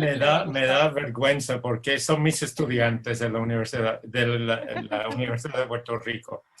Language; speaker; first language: Spanish; non-native, fluent; English